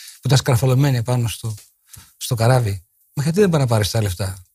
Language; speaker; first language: Greek; native; Greek